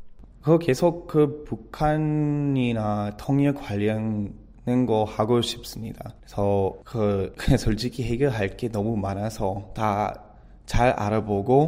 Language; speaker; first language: Korean; non-native, learner; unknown